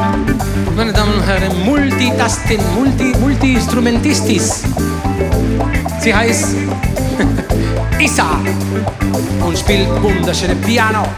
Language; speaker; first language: German; non-native, learner; Spanish